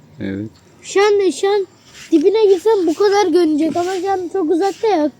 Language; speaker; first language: Turkish; early bilingual, heritage; Turkish